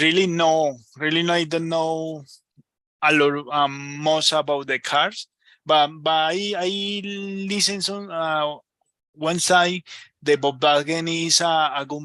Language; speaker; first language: English; non-native, learner; Spanish